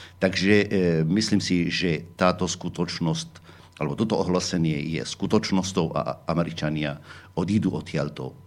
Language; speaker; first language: Slovak; non-native, fluent; Arabic